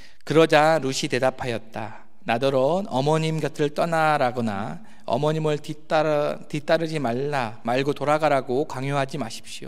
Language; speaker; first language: Korean; native; Korean